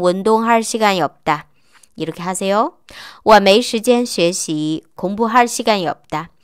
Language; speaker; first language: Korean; non-native, fluent; Chinese